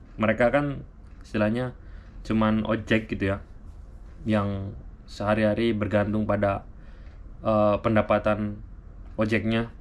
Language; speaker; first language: Indonesian; native; Indonesian